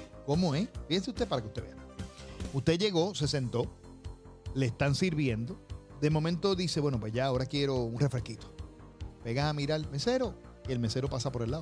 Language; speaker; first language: Spanish; native; Spanish